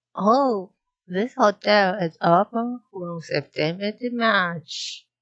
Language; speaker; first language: English; non-native, learner; Japanese